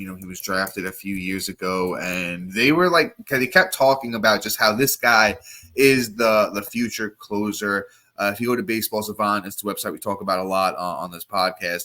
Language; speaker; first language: English; native; English